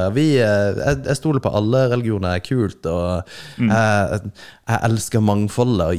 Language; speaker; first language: Norwegian; native; Norwegian